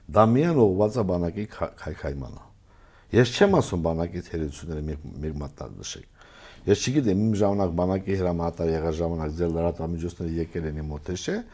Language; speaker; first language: Armenian; native; Armenian